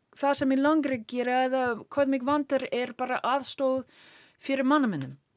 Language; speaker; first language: Icelandic; non-native, learner; English